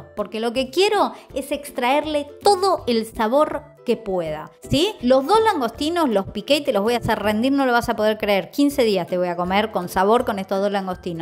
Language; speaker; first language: Spanish; native; Spanish